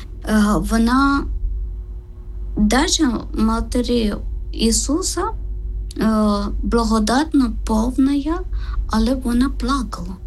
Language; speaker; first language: Ukrainian; non-native, learner; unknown